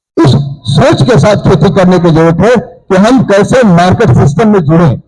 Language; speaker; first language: Hindi; native; Hindi